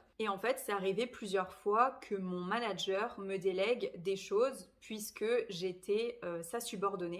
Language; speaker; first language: French; native; French